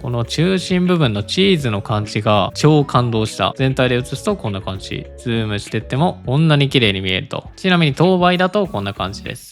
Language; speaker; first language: Japanese; native; Japanese